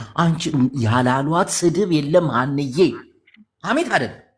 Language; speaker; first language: Amharic; native; Amharic